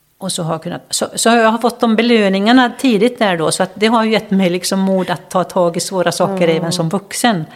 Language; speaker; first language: Swedish; non-native, local second language; Finnish